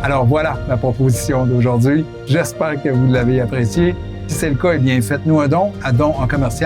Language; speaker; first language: French; native; French